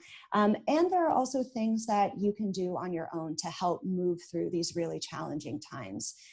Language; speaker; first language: English; native; English